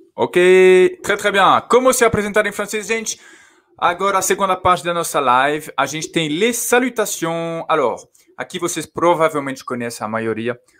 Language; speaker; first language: Portuguese; non-native, fluent; French